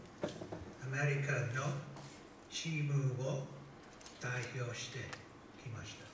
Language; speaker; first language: Japanese; non-native, learner; English